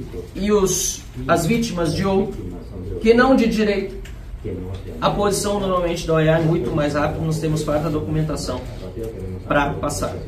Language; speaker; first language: Portuguese; native; Portuguese